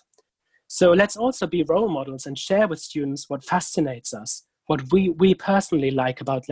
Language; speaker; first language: English; non-native, fluent; German